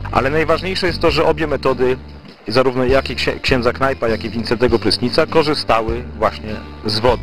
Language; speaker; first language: Polish; native; Polish